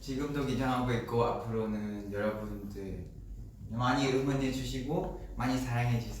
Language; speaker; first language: Korean; non-native, learner; Vietnamese